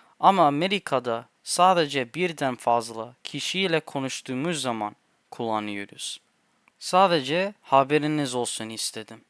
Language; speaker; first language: Turkish; non-native, fluent; English